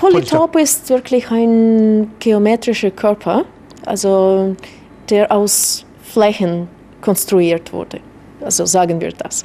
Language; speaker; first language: German; non-native, fluent; Russian